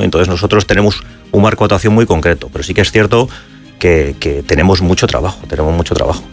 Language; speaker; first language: Spanish; native; Spanish